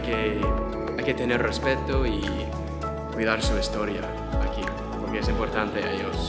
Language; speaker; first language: Spanish; non-native, fluent; English